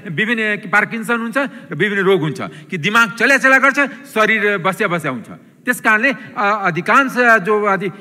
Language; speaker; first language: Nepali; non-native, local second language; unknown